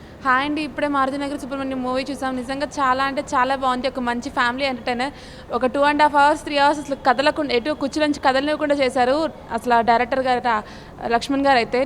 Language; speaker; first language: Telugu; native; Telugu